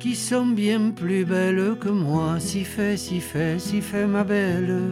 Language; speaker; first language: French; native; French